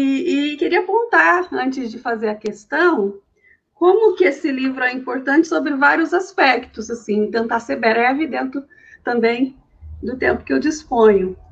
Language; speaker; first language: Portuguese; native; Portuguese